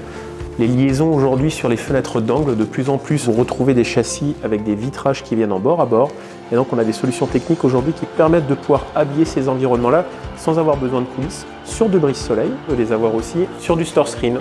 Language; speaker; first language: French; native; French